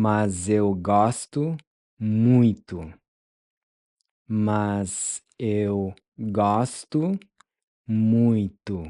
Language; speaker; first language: Portuguese; non-native, fluent; English